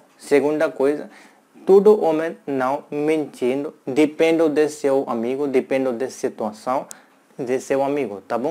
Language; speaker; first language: Portuguese; non-native, learner; Hindi